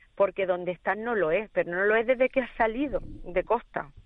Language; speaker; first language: Spanish; native; Spanish